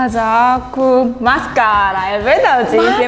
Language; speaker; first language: Portuguese; non-native, fluent; Korean